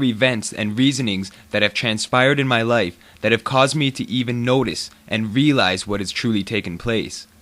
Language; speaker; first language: English; native; English